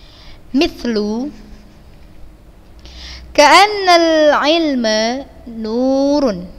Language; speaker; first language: Arabic; non-native, fluent; Indonesian